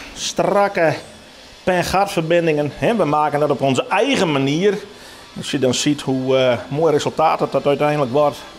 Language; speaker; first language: Dutch; non-native, local second language; Western Frisian